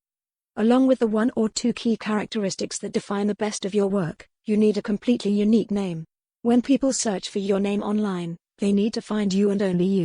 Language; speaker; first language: English; native; English